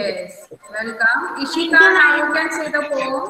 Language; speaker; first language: English; non-native, local second language; Hindi